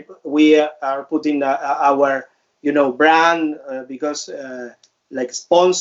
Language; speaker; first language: English; non-native, fluent; Spanish